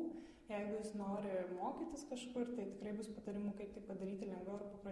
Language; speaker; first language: Lithuanian; native; Lithuanian